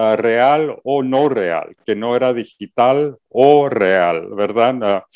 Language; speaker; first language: Spanish; early bilingual, heritage; Spanish